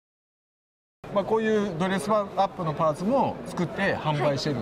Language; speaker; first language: Japanese; native; Japanese